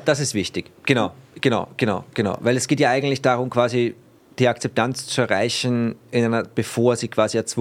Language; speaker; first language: German; native; German